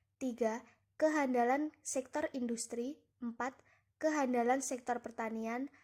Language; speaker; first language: Indonesian; native; Indonesian